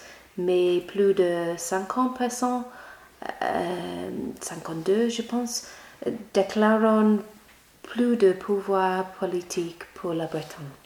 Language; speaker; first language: French; non-native, learner; English